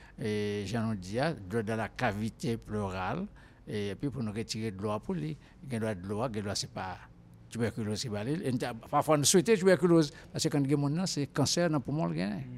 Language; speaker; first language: French; non-native, local second language; Haitian Creole